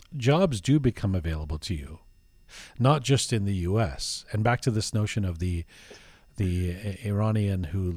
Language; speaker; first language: English; early bilingual, other home language; Persian